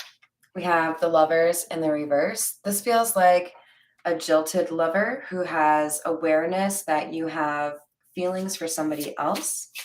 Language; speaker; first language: English; native; English